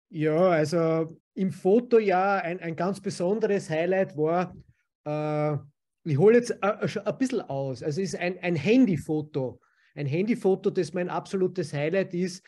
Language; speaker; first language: German; native; German